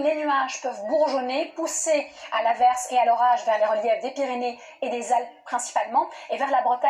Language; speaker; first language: French; native; French